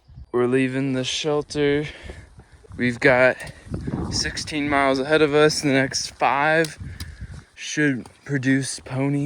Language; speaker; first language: English; native; English